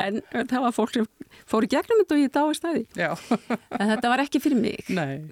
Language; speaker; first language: Icelandic; native; Icelandic